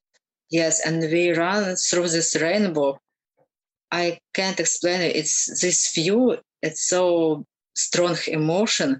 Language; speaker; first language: English; non-native, learner; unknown